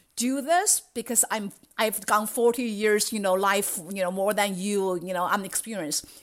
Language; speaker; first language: English; non-native, fluent; Chinese